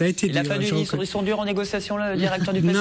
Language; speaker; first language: French; native; French